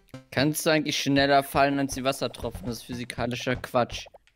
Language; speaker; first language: German; native; German